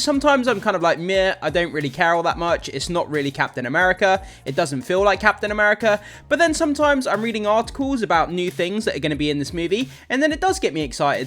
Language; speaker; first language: English; native; English